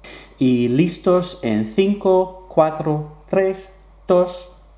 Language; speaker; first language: Spanish; non-native, fluent; English